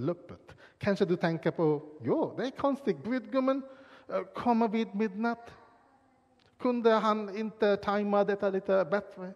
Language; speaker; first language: Swedish; non-native, fluent; English